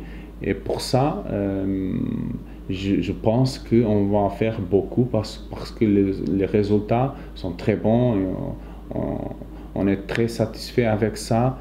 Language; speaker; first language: French; non-native, fluent; Portuguese